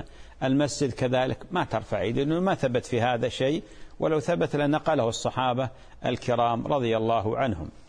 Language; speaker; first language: Arabic; native; Arabic